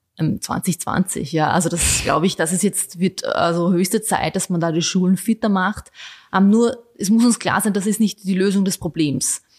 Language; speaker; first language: German; early bilingual, other home language; Bosnian